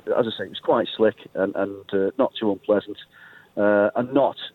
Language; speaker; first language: English; native; English